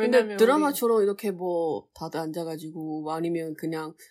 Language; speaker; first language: Korean; non-native, learner; Chinese